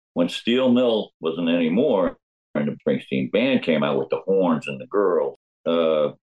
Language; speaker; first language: English; native; English